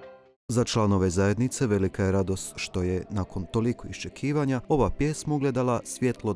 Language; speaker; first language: Croatian; native; Croatian